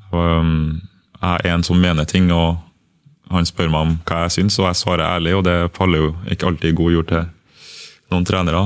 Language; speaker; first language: Norwegian; early bilingual, other home language; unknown